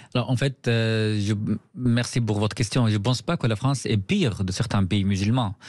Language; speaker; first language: French; non-native, fluent; Arabic